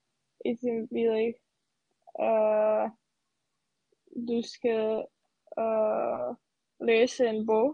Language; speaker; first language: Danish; non-native, learner; Serbian